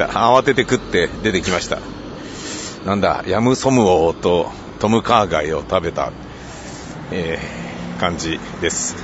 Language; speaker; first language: Japanese; native; Japanese